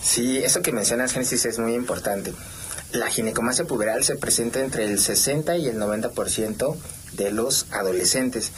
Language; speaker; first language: Spanish; native; Spanish